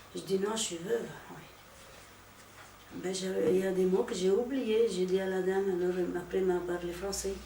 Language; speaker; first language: French; non-native, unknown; Italian